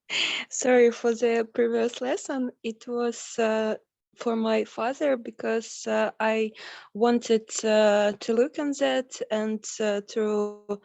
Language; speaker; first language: English; non-native, learner; Ukrainian